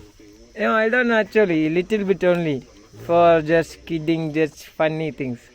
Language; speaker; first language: English; non-native, learner; Malayalam